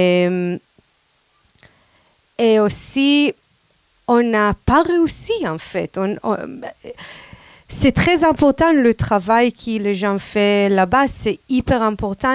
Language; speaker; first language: French; non-native, fluent; Hebrew